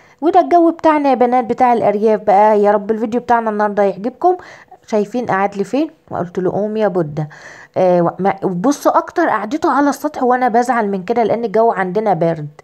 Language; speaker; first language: Arabic; native; Arabic